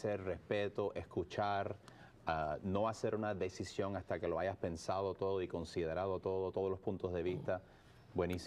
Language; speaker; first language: Spanish; early bilingual, heritage; Spanish